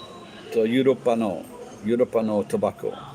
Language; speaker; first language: Japanese; non-native, learner; English